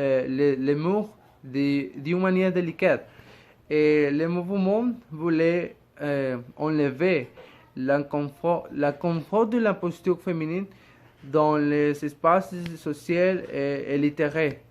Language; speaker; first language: French; non-native, fluent; Spanish